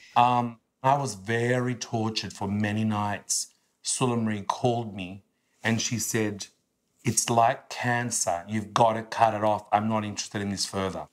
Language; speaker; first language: English; native; English